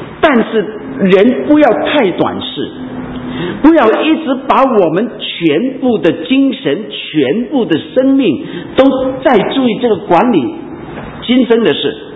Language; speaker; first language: Chinese; non-native, local second language; Cantonese